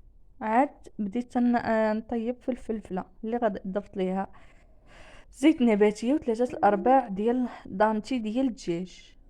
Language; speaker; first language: Arabic; native; Arabic